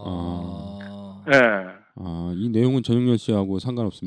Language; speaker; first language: Korean; native; Korean